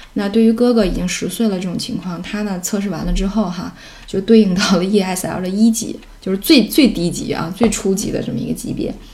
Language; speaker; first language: Chinese; native; Chinese